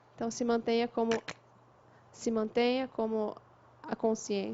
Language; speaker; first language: Portuguese; native; Portuguese